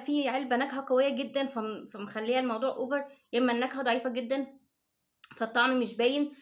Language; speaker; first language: Arabic; native; Arabic